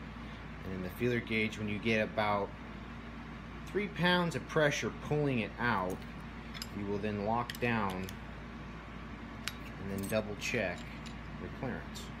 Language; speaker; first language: English; native; English